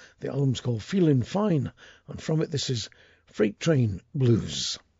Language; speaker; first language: English; native; English